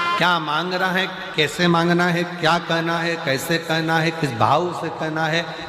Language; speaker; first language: Hindi; native; Hindi